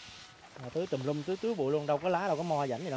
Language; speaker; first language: Vietnamese; native; Vietnamese